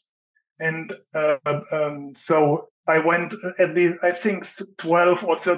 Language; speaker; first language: English; non-native, fluent; German